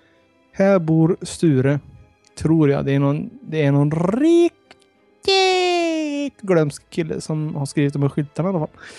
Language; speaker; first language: Swedish; native; Swedish